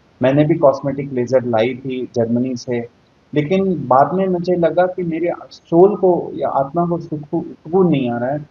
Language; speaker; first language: Hindi; native; Hindi